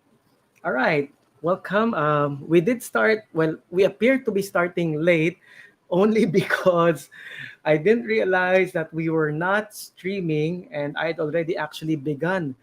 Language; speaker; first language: English; non-native, local second language; Filipino